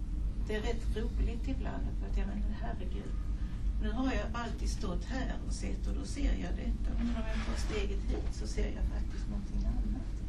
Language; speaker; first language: Swedish; native; Swedish